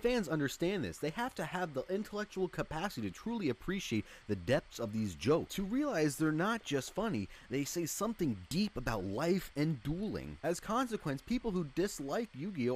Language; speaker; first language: English; native; English